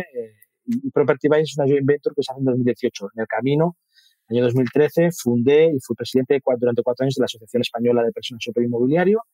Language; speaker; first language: Spanish; native; Spanish